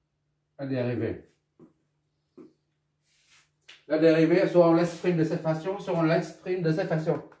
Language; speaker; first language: French; non-native, local second language; Arabic